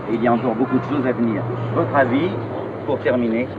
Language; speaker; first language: French; native; French